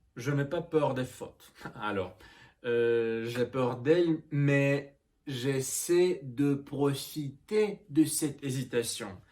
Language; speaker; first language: French; non-native, learner; Russian